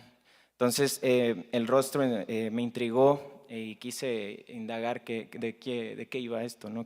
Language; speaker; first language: Spanish; native; Spanish